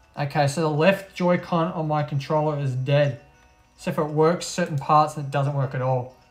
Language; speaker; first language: English; native; English